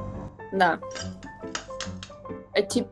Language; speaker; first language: Russian; native; Russian